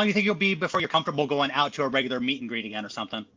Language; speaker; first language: English; native; English